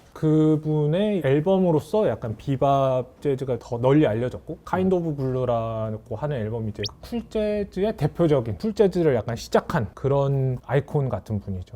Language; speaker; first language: Korean; native; Korean